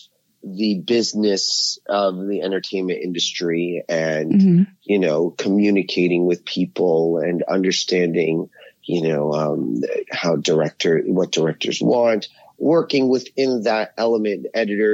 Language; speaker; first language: English; native; English